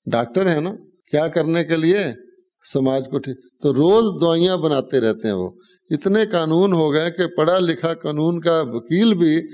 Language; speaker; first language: Hindi; native; Hindi